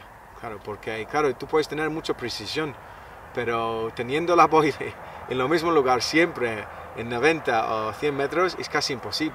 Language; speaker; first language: Spanish; non-native, fluent; English